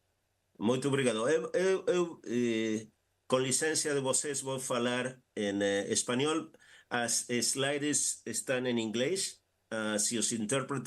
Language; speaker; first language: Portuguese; non-native, learner; Spanish